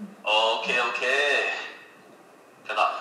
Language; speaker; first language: Korean; non-native, learner; Chinese